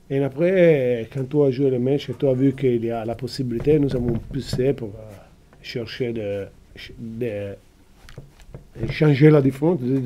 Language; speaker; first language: French; non-native, fluent; Italian